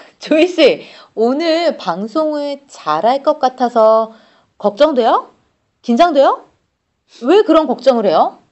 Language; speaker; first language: Korean; native; Korean